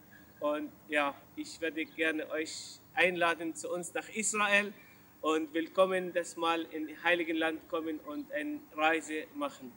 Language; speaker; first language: German; non-native, learner; Arabic